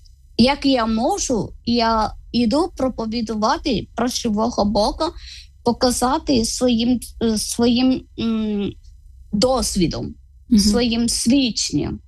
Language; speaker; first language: Ukrainian; non-native, learner; Malayalam